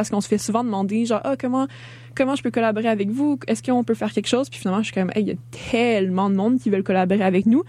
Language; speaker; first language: French; native; French